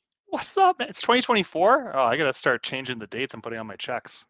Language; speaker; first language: English; native; English